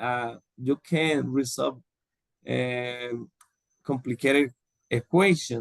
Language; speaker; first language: English; non-native, learner; Spanish